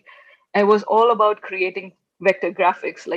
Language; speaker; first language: English; non-native, local second language; Hindi